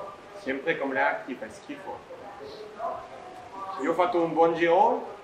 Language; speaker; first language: Italian; non-native, learner; French